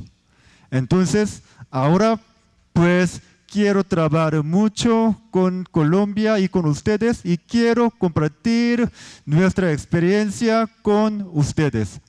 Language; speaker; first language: Spanish; non-native, fluent; Korean